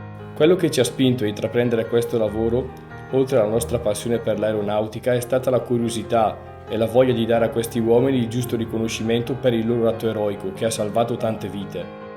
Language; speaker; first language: Italian; native; Italian